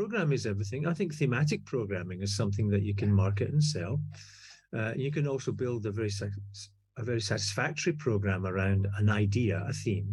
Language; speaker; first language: English; native; English